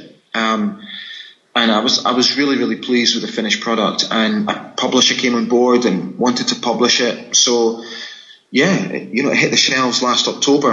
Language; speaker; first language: English; native; English